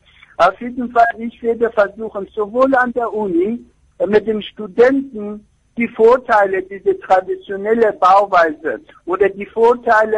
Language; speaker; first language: German; non-native, fluent; Persian